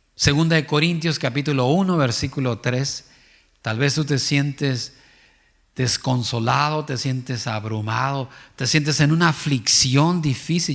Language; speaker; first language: Spanish; native; Spanish